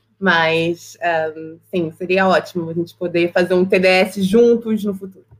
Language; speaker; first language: Portuguese; native; Portuguese